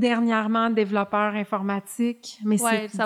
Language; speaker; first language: French; native; French